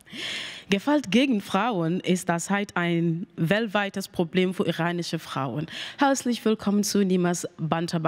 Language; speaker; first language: German; non-native, learner; Mandingo